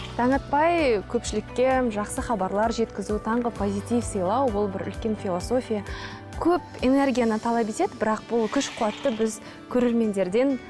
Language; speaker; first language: Kazakh; non-native, local second language; Russian